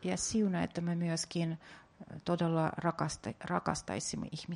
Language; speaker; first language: Finnish; non-native, fluent; Russian